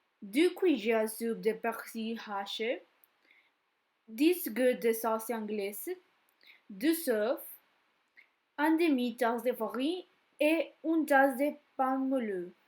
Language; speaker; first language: French; non-native, learner; Spanish